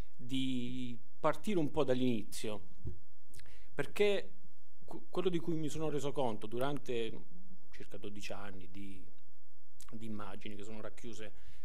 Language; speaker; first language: Italian; native; Italian